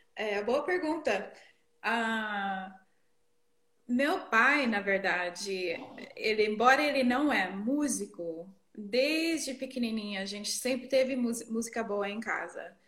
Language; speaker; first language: Portuguese; non-native, fluent; English